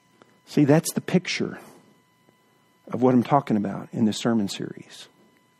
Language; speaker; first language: English; native; English